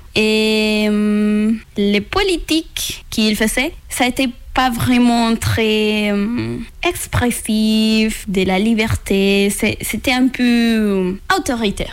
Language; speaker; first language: French; non-native, learner; Spanish